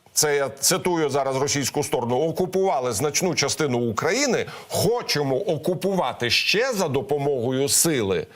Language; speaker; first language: Ukrainian; native; Ukrainian